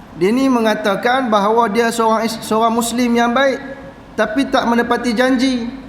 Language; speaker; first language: Malay; native; Malay